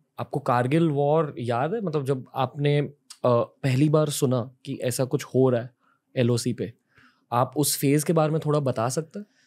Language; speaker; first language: Hindi; native; Hindi